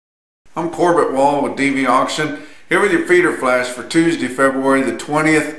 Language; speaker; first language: English; native; English